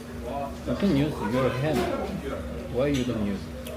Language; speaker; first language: English; non-native, learner; Korean